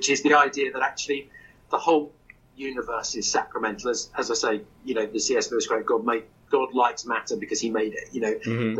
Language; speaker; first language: English; native; English